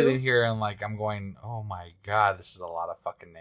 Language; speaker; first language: English; native; English